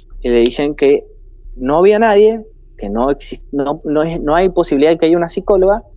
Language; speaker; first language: Spanish; native; Spanish